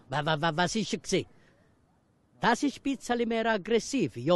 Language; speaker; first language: German; non-native, fluent; Italian